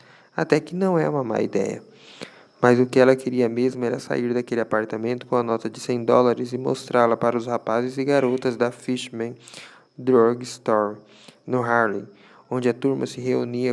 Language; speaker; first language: Portuguese; native; Portuguese